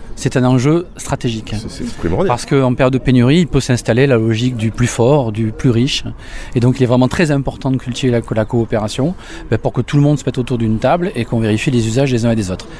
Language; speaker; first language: French; native; French